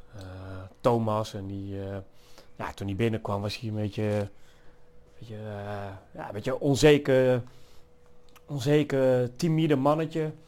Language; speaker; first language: Dutch; native; Dutch